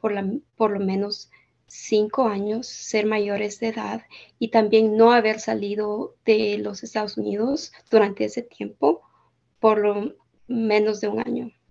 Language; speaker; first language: Spanish; early bilingual, heritage; Spanish